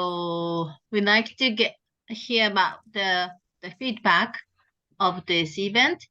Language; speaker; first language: English; non-native, learner; Japanese